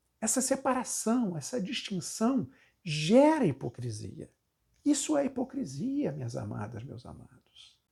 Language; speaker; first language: Portuguese; native; Portuguese